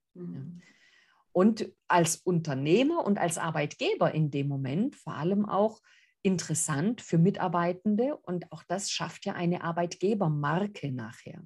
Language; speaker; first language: German; early bilingual, other home language; Greek